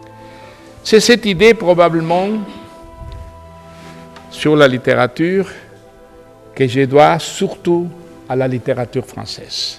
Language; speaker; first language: French; non-native, fluent; Spanish